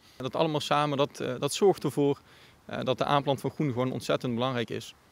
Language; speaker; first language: Dutch; native; Dutch